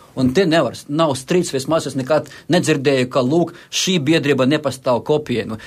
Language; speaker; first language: Latvian; non-native, local second language; Russian